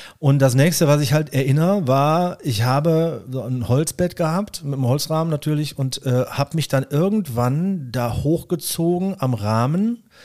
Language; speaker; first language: German; native; German